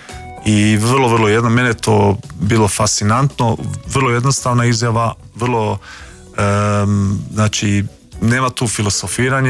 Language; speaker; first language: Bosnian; early bilingual, heritage; Croatian